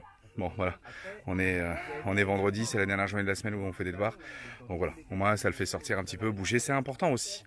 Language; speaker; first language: French; native; French